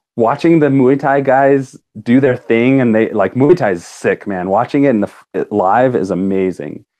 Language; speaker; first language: English; native; English